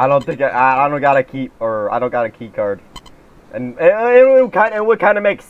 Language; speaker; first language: English; native; English